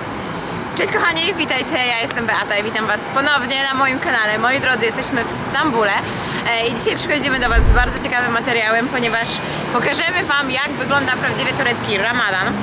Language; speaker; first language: Polish; native; Polish